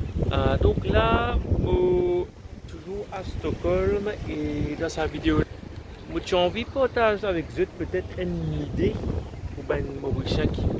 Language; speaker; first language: French; non-native, local second language; Morisyen